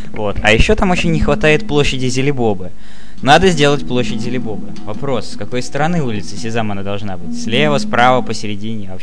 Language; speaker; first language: Russian; native; Russian